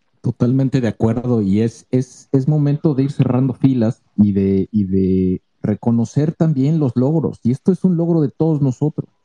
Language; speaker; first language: Spanish; native; Spanish